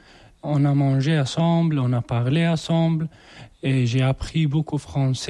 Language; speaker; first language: French; non-native, learner; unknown